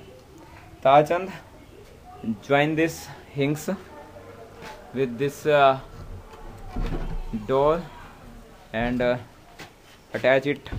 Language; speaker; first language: English; non-native, local second language; Hindi